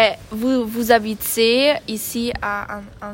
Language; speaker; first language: French; non-native, learner; German